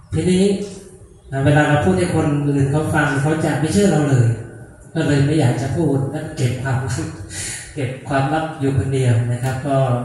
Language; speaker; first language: Thai; non-native, local second language; Lao